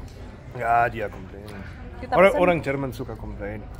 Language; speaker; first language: Indonesian; non-native, learner; German